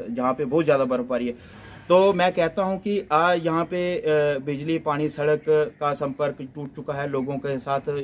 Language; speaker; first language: Hindi; native; Hindi